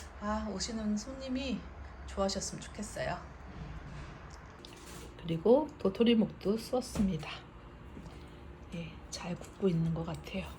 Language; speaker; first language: Korean; native; Korean